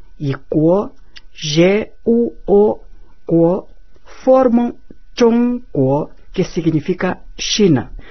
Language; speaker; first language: Portuguese; non-native, fluent; Chinese